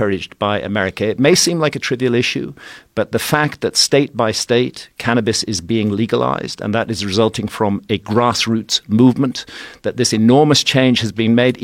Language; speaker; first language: English; native; English